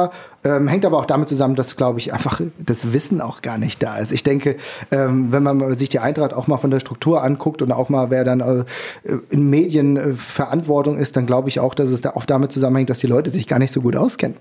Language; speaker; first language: German; native; German